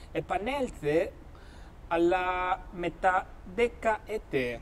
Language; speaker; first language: Greek; non-native, fluent; Spanish